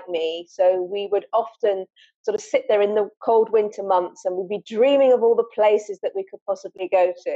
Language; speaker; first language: English; native; English